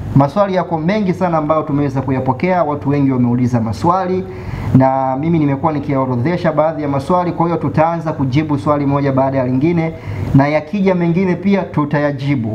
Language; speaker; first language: Swahili; native; Swahili